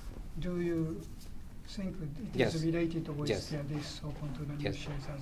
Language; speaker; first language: English; non-native, fluent; Japanese